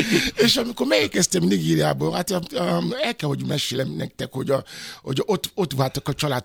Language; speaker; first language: Hungarian; non-native, fluent; Yoruba